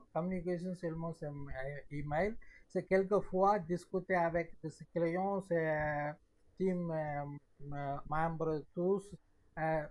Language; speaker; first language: French; non-native, learner; Tamil